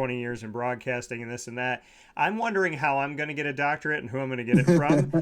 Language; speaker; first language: English; native; English